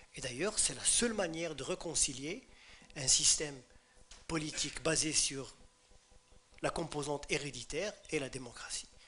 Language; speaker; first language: French; non-native, local second language; Arabic